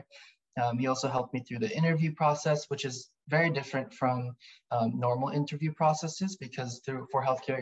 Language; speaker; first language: English; native; English